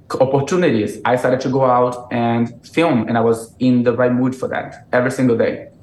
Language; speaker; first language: English; non-native, fluent; Portuguese